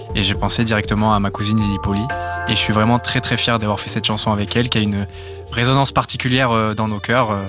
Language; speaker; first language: French; early bilingual, other home language; Serbian